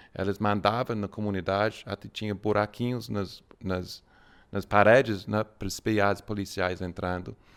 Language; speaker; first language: Portuguese; non-native, fluent; English